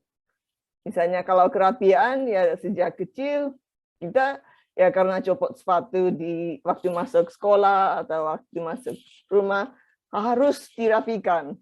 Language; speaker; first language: Indonesian; non-native, fluent; Japanese